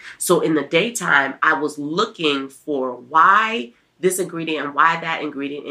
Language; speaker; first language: English; native; English